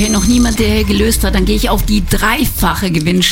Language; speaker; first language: German; native; German